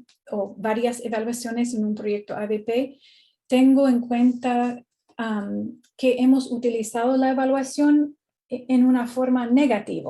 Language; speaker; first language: Spanish; non-native, fluent; English